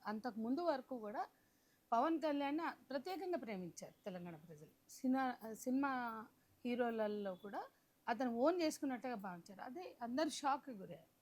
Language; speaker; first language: Telugu; native; Telugu